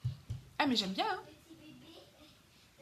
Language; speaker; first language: French; native; French